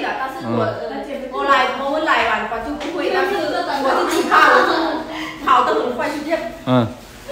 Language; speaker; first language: Chinese; non-native, learner; Lao